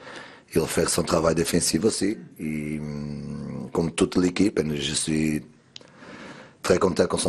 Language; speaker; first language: French; non-native, learner; Portuguese